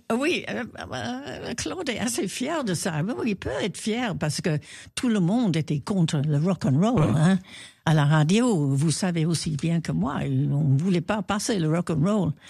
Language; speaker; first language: French; non-native, fluent; English